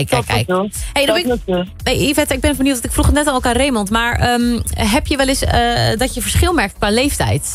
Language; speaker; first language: Dutch; native; Dutch